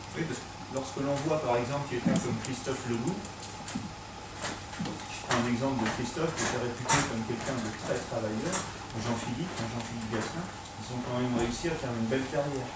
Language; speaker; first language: French; native; French